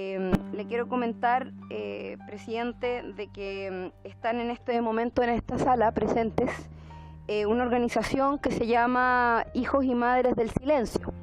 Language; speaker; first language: Spanish; native; Spanish